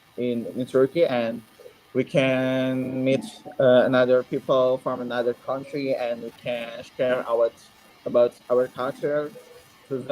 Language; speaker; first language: English; non-native, learner; Indonesian